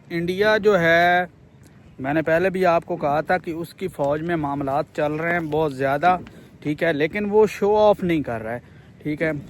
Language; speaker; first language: Urdu; non-native, local second language; Punjabi